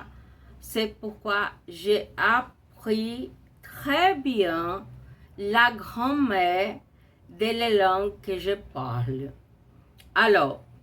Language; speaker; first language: French; non-native, learner; Portuguese